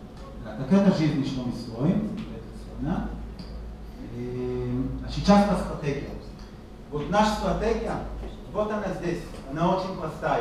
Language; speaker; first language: Russian; non-native, learner; Hebrew